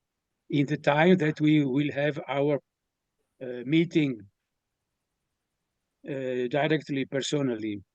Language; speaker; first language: English; non-native, learner; Italian